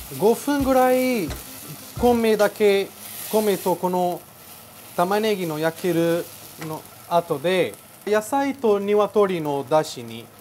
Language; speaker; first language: Japanese; non-native, learner; Portuguese